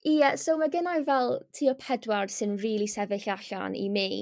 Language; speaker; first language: Welsh; non-native, local second language; English